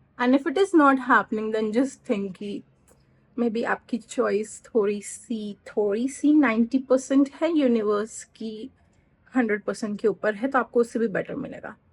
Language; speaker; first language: Hindi; native; Hindi